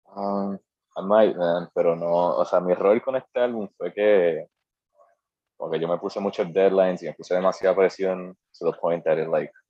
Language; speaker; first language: Spanish; native; Spanish